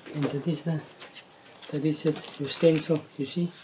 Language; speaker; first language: English; non-native, local second language; Afrikaans